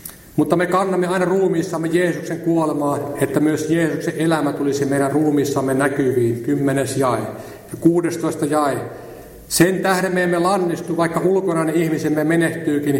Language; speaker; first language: Finnish; native; Finnish